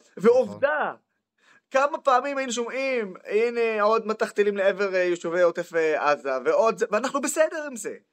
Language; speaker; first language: Hebrew; non-native, local second language; Arabic